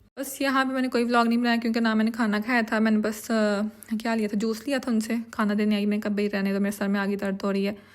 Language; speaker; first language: Urdu; non-native, local second language; Punjabi